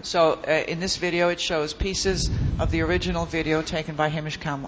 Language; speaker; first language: English; non-native, fluent; Italian